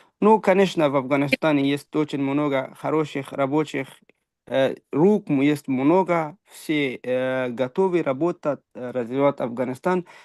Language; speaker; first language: Russian; non-native, fluent; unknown